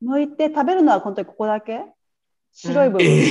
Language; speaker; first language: Japanese; native; Japanese